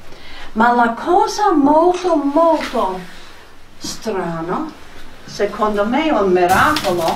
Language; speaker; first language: Italian; non-native, fluent; English